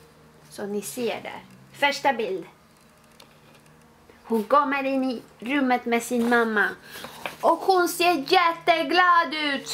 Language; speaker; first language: Swedish; non-native, fluent; Spanish